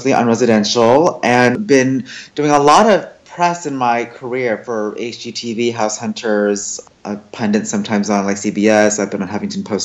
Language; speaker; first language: English; early bilingual, other home language; Chinese